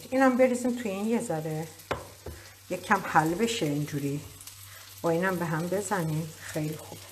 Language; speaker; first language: Persian; native; Persian